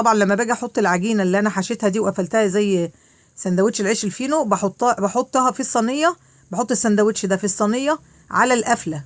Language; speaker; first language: Arabic; native; Arabic